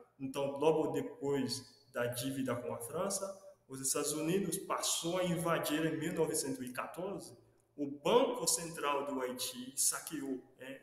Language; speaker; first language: Portuguese; non-native, fluent; Haitian Creole